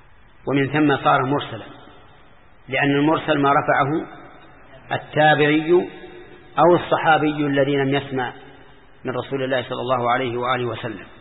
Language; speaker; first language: Arabic; native; Arabic